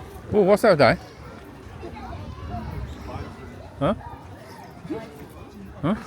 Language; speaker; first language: English; non-native, learner; Vietnamese